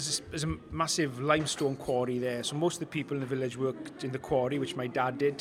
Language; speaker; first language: English; non-native, local second language; Welsh